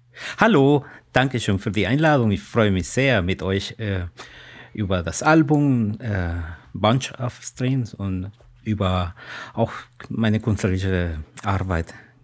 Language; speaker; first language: German; non-native, fluent; Spanish